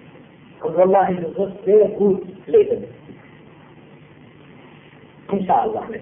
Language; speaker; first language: German; non-native, fluent; Turkish